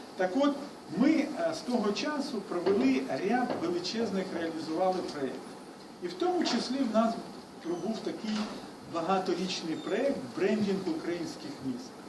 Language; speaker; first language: Ukrainian; non-native, local second language; Russian